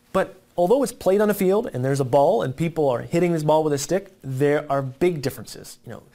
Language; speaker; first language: English; native; English